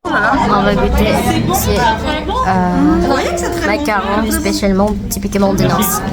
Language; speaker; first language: French; non-native, learner; Indonesian